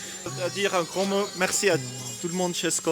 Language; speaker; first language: French; non-native, fluent; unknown